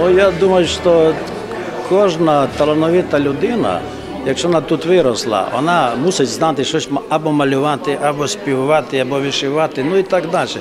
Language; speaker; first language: Ukrainian; native; Ukrainian